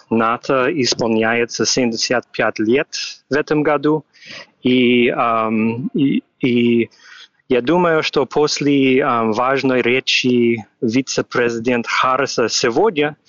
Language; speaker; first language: Russian; non-native, fluent; English